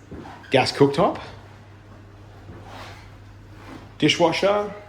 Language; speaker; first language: English; native; English